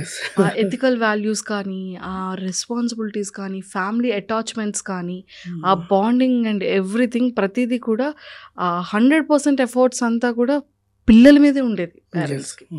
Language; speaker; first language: Telugu; native; Telugu